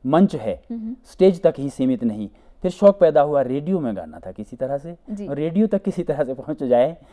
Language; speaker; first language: Hindi; native; Hindi